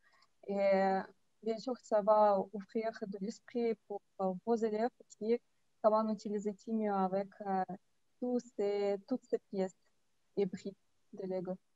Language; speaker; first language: French; non-native, fluent; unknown